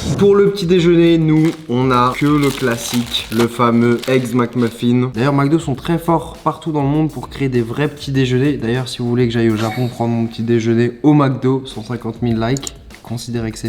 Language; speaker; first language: French; native; French